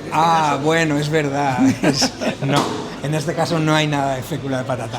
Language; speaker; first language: Spanish; non-native, local second language; Catalan